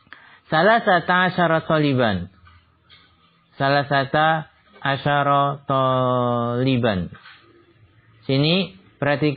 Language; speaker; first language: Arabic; non-native, fluent; Indonesian